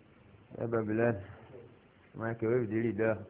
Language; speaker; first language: Arabic; non-native, fluent; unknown